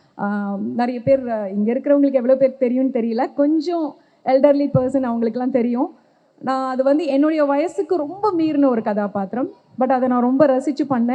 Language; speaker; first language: Tamil; native; Tamil